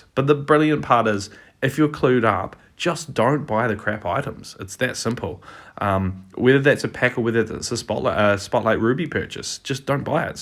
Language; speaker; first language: English; native; English